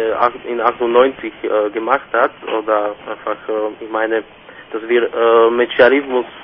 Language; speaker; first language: German; non-native, fluent; Slovak